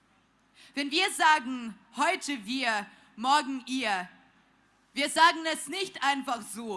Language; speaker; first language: German; non-native, fluent; Ukrainian